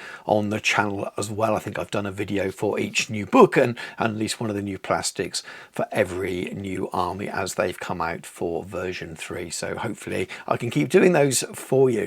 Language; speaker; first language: English; native; English